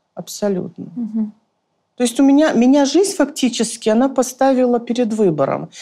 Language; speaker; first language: Russian; native; Russian